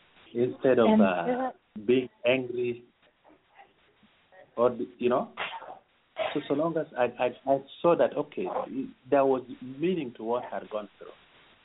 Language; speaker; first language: English; non-native, local second language; Acoli